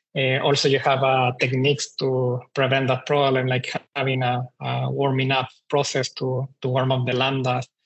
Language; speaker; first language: English; non-native, fluent; Spanish